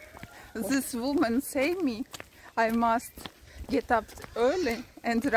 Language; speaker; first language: English; non-native, learner; Ukrainian